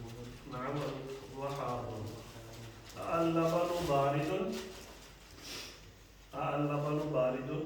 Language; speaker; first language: Arabic; non-native, fluent; Urdu